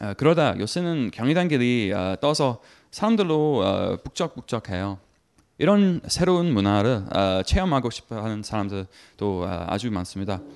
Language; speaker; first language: Korean; non-native, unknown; English